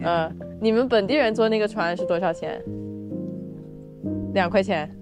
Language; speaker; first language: Chinese; non-native, fluent; English